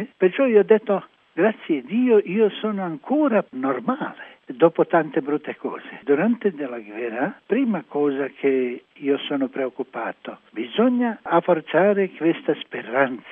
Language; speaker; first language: Italian; non-native, learner; Croatian